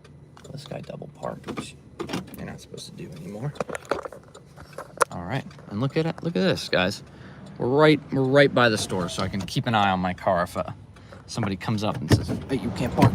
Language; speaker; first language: English; native; English